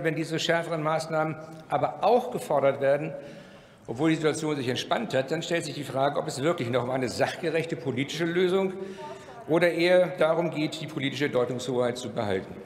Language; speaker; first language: German; native; German